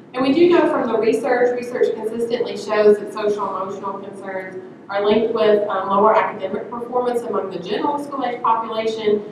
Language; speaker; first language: English; native; English